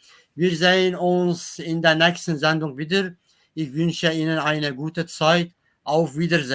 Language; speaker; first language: German; non-native, learner; Kurdish